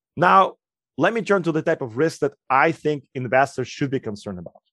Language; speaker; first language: English; non-native, fluent; Ukrainian